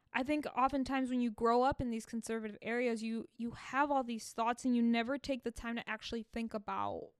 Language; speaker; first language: English; early bilingual, other home language; Spanish